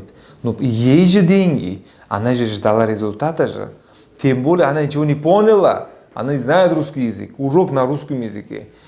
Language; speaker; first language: Russian; non-native, local second language; Uzbek